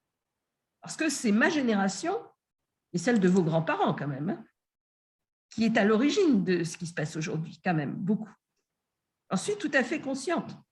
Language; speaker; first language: French; native; French